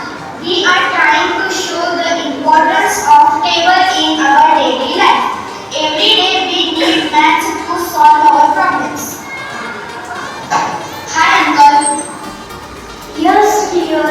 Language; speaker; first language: English; non-native, learner; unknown